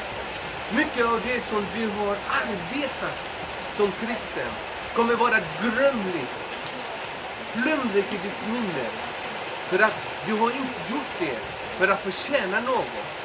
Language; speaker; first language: Swedish; non-native, fluent; Spanish